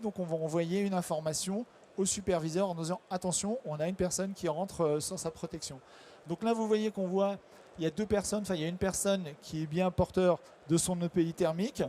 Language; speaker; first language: French; native; French